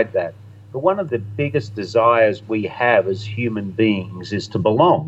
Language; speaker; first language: English; native; English